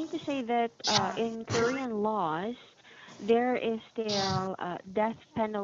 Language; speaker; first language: English; non-native, fluent; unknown